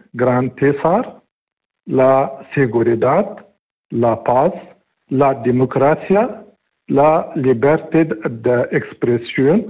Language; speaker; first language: Spanish; non-native, learner; Pashto